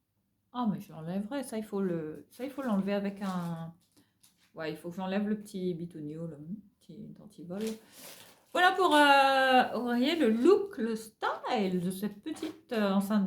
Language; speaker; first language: French; native; French